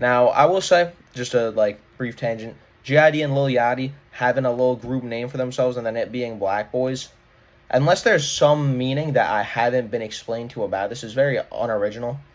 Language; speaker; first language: English; native; English